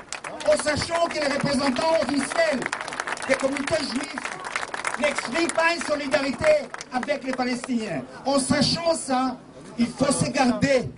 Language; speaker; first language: French; non-native, fluent; Hebrew